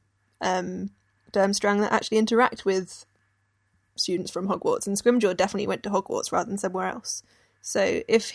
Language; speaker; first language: English; native; English